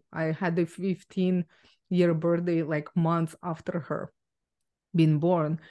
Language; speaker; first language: English; non-native, fluent; Ukrainian